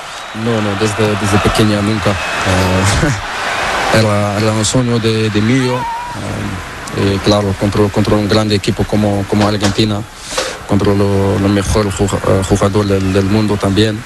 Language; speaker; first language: Spanish; non-native, learner; Portuguese